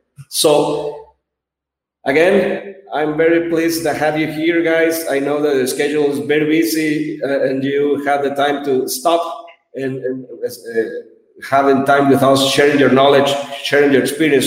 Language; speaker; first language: English; non-native, learner; Spanish